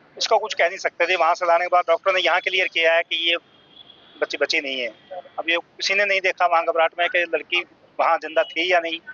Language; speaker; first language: Hindi; non-native, local second language; Punjabi